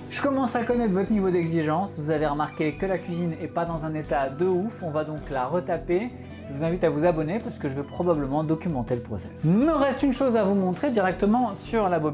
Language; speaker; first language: French; native; French